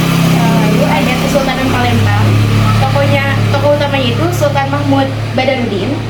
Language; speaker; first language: Indonesian; native; Indonesian